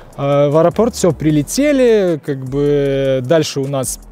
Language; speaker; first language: Russian; native; Russian